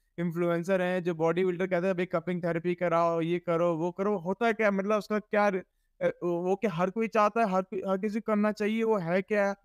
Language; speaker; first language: Hindi; native; Hindi